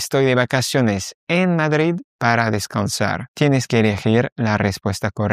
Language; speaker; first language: Spanish; non-native, fluent; French